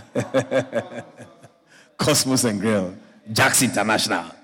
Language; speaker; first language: English; non-native, local second language; Akan